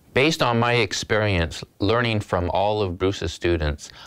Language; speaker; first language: English; native; English